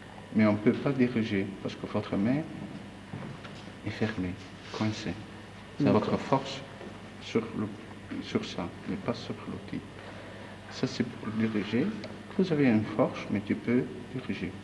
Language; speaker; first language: French; non-native, fluent; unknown